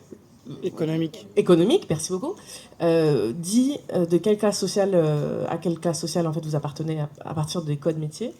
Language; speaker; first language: French; native; French